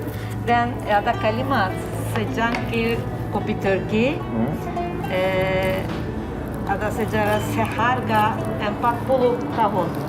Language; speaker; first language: Indonesian; non-native, fluent; Turkish